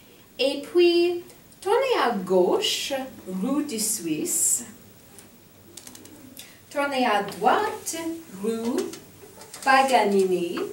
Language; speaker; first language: French; non-native, fluent; English